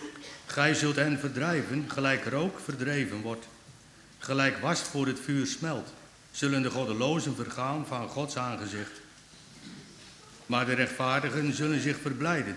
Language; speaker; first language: Dutch; native; Dutch